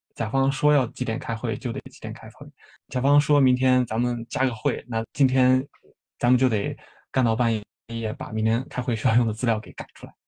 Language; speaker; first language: Chinese; native; Chinese